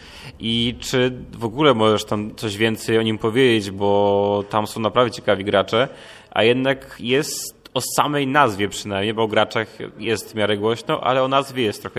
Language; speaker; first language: Polish; native; Polish